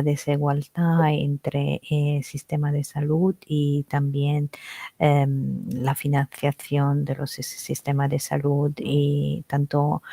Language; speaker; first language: Spanish; non-native, fluent; Italian